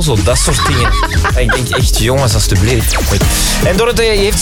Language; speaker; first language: Dutch; native; Dutch